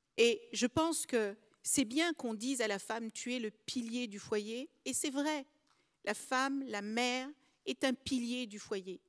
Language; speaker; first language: French; early bilingual, other home language; Kabuverdianu